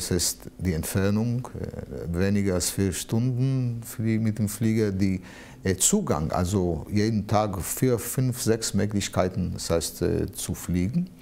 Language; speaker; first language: German; non-native, fluent; Hebrew